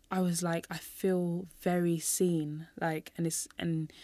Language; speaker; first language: English; native; English